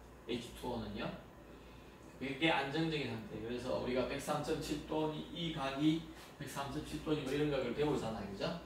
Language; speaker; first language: Korean; native; Korean